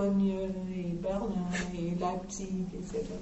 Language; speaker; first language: French; non-native, fluent; German